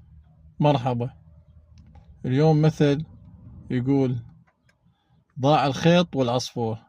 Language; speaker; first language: Arabic; native; Arabic